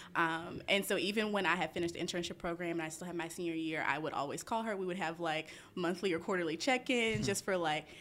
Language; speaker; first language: English; native; English